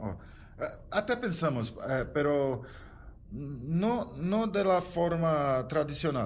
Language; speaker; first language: Spanish; non-native, learner; Portuguese